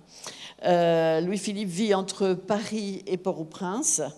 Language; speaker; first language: French; native; French